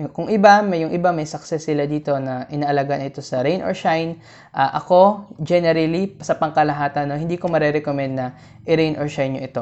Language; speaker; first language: Filipino; native; Filipino